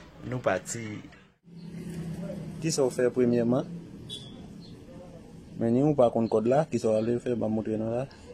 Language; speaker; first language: French; non-native, learner; Haitian Creole